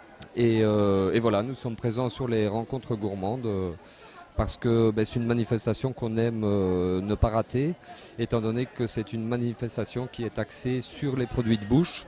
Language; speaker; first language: French; native; French